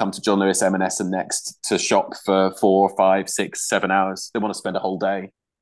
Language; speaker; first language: English; native; English